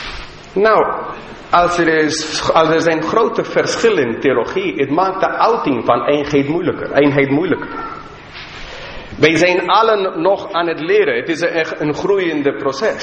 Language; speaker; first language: Dutch; non-native, fluent; English